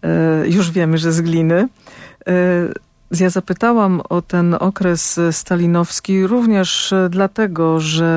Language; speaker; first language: Polish; native; Polish